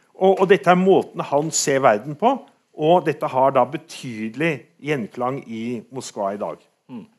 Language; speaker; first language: Norwegian; native; Norwegian